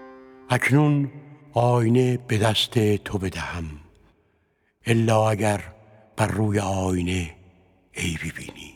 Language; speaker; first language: Persian; native; Persian